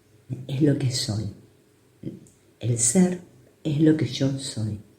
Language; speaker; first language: Spanish; native; Spanish